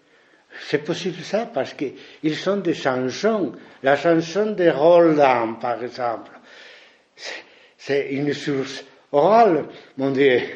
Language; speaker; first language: French; non-native, fluent; Spanish